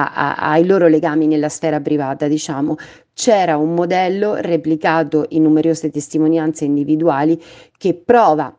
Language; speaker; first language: Italian; native; Italian